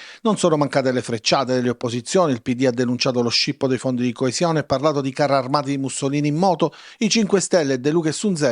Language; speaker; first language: Italian; native; Italian